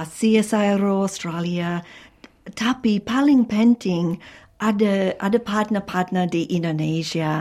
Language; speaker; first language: Indonesian; non-native, fluent; English